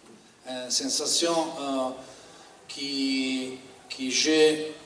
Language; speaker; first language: French; non-native, learner; Italian